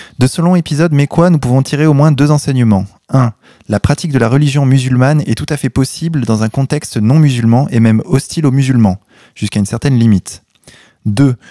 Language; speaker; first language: French; native; French